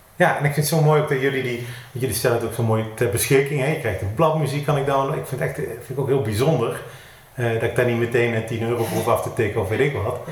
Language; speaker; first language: Dutch; native; Dutch